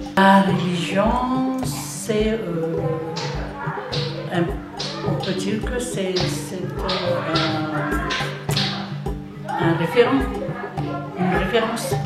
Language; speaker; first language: French; non-native, local second language; Malagasy